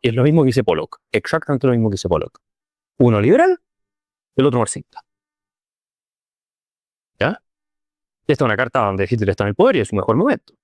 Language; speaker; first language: Spanish; native; Spanish